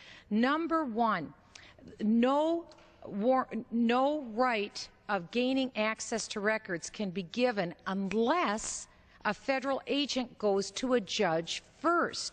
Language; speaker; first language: English; native; English